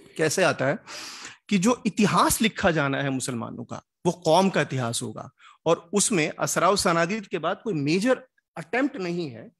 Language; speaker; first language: Hindi; native; Hindi